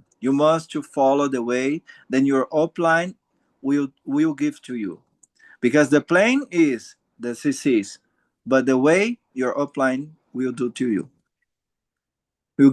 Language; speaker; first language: English; non-native, learner; Portuguese